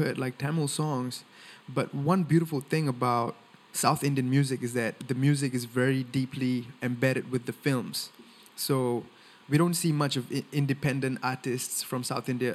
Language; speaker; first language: English; non-native, local second language; Tamil